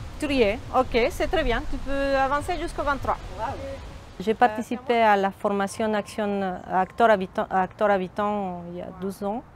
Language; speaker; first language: French; non-native, fluent; Spanish